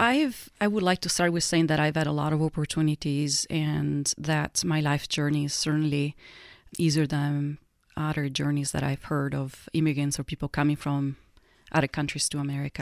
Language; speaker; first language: English; non-native, fluent; Italian